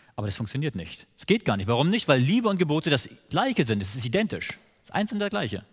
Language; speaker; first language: German; native; German